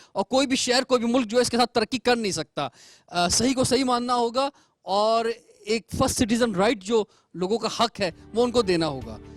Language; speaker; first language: Urdu; native; Urdu